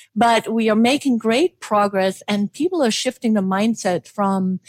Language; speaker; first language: English; non-native, fluent; German